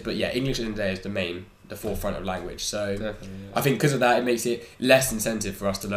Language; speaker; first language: English; native; English